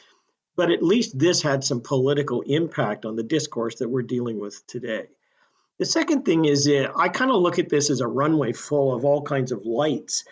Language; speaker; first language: English; native; English